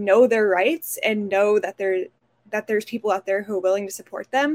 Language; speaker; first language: English; native; English